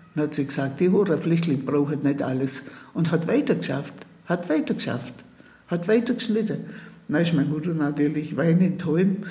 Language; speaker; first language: German; native; German